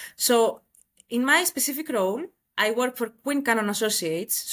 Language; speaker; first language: English; non-native, fluent; Greek